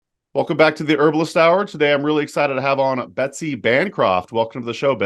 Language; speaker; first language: English; native; English